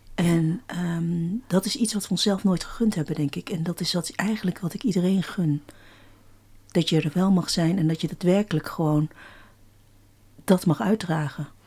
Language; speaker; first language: Dutch; early bilingual, other home language; Chinese